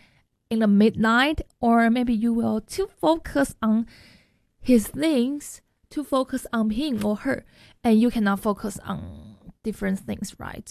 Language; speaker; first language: English; non-native, fluent; Chinese